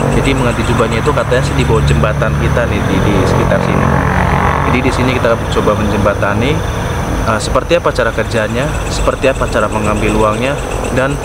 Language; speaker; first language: Indonesian; non-native, local second language; Sundanese